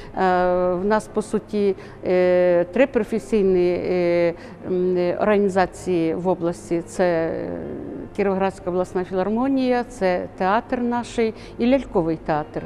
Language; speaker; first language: Ukrainian; native; Ukrainian